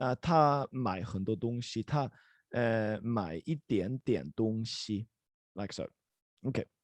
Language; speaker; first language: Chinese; non-native, fluent; Swedish